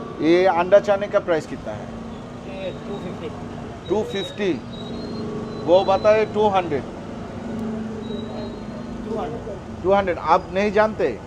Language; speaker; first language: Hindi; non-native, learner; Bangla